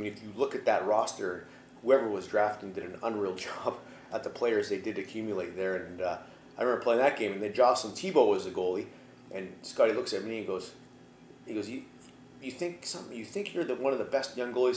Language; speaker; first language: English; native; English